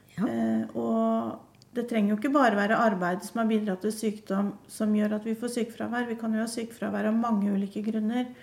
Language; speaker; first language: Norwegian; native; Norwegian